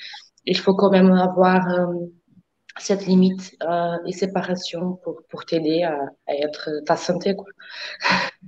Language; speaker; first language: French; non-native, fluent; Portuguese